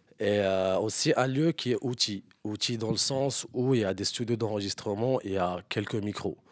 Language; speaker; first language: French; non-native, local second language; Arabic